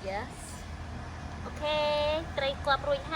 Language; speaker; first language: English; non-native, learner; Khmer